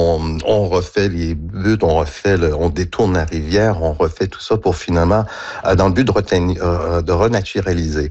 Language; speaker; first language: French; native; French